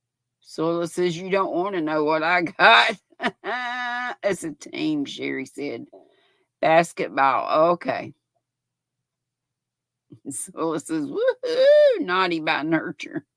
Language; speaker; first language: English; native; English